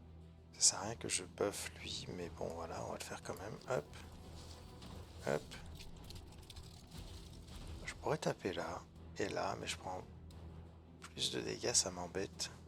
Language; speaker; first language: French; native; French